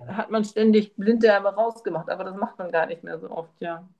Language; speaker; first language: German; native; German